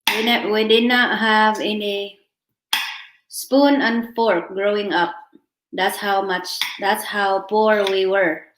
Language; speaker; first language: English; non-native, local second language; Filipino